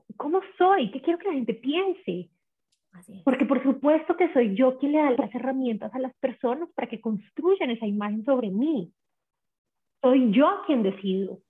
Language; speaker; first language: Spanish; native; Spanish